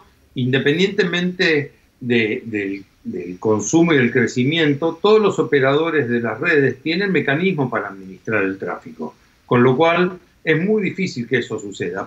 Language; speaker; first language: Spanish; native; Spanish